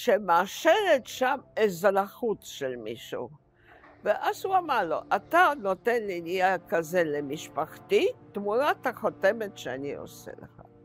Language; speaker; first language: Hebrew; non-native, fluent; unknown